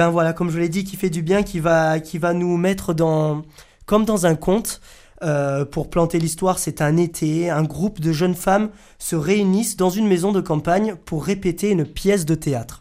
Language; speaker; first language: French; native; French